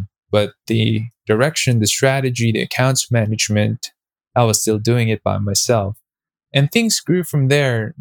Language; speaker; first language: English; non-native, local second language; Filipino